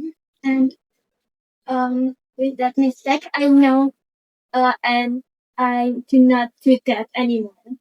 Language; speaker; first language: English; non-native, learner; Indonesian